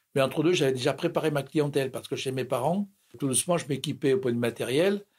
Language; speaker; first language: French; native; French